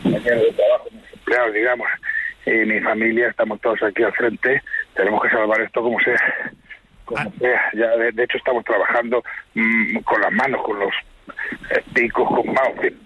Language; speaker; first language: Spanish; native; Spanish